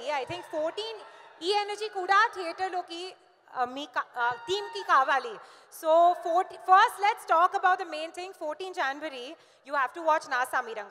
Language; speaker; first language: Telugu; non-native, learner; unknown